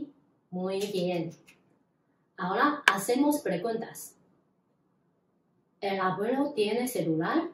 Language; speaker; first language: Spanish; non-native, fluent; Chinese